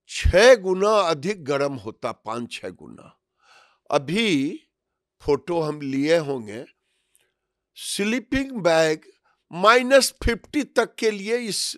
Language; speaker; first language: Hindi; native; Hindi